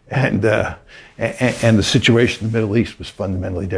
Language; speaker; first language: English; native; English